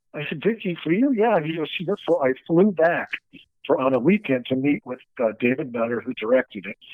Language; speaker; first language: English; native; English